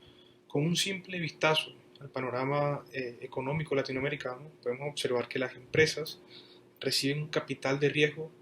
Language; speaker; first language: Spanish; native; Spanish